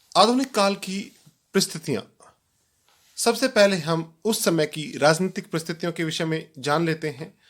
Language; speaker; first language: Hindi; native; Hindi